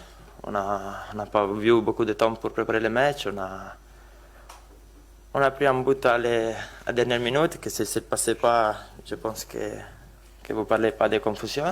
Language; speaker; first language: French; non-native, learner; Italian